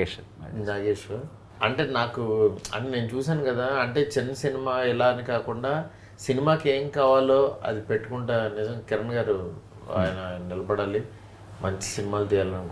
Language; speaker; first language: Telugu; native; Telugu